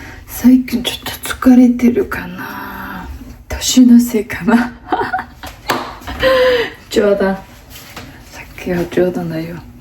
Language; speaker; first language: Japanese; non-native, fluent; Mongolian